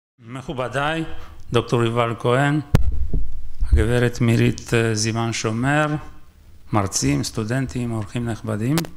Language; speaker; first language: Hebrew; native; Hebrew